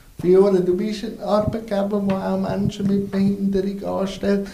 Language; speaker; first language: German; native; German